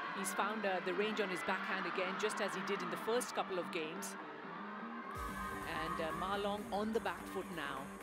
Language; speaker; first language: English; native; English